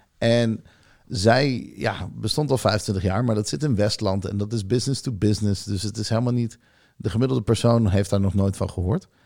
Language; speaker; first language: Dutch; early bilingual, other home language; Hebrew